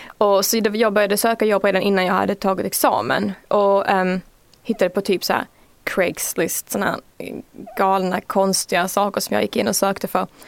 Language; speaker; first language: Swedish; native; Swedish